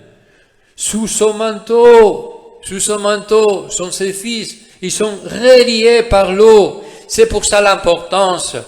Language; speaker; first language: French; non-native, fluent; Spanish